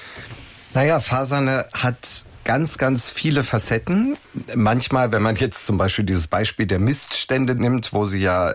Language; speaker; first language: German; native; German